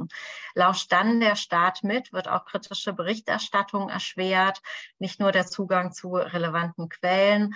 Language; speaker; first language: German; native; German